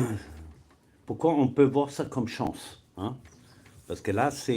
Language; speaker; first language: French; non-native, fluent; German